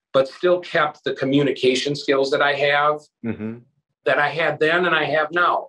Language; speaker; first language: English; native; English